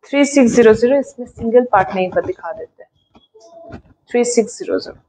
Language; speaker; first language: Hindi; non-native, local second language; Bangla